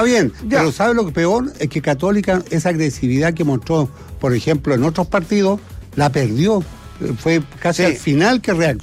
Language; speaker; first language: Spanish; native; Spanish